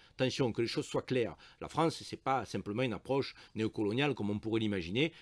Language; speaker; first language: French; native; French